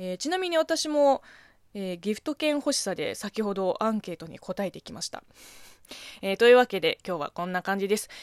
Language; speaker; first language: Japanese; non-native, fluent; Chinese